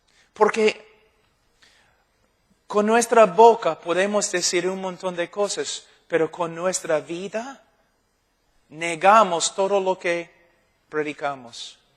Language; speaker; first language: Spanish; non-native, fluent; English